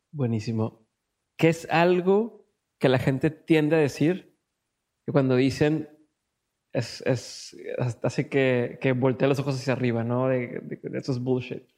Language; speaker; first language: Spanish; native; Spanish